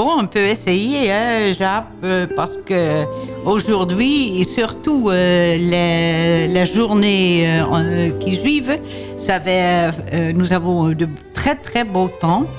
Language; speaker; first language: French; non-native, learner; Dutch